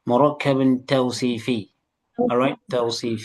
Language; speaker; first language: Arabic; non-native, fluent; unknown